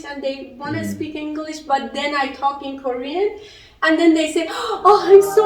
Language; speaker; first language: English; non-native, local second language; Persian